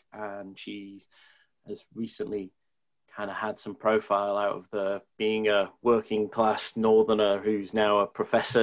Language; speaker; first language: English; native; English